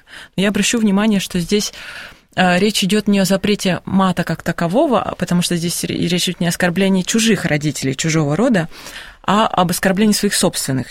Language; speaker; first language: Russian; native; Russian